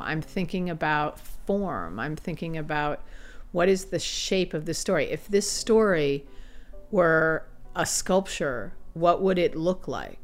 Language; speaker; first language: English; native; English